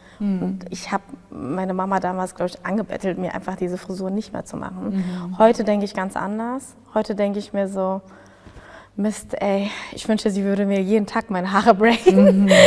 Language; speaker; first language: German; early bilingual, other home language; Tigrinya